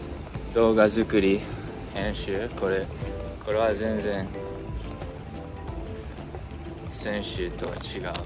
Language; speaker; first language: Japanese; non-native, learner; English